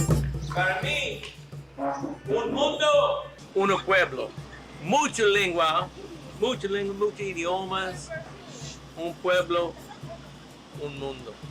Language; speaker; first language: Spanish; non-native, learner; English